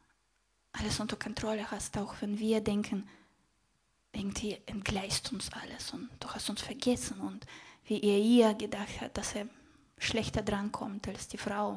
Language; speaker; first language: German; non-native, fluent; Russian